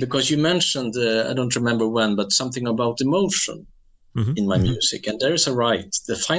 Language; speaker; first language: English; non-native, fluent; Swedish